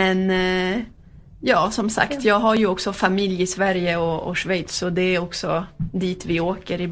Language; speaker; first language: Swedish; early bilingual, heritage; Swedish